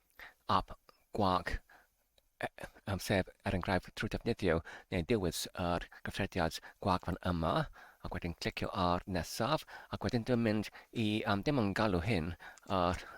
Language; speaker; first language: Welsh; non-native, learner; English